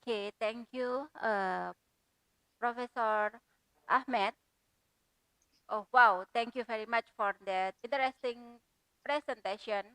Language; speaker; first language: English; non-native, fluent; Indonesian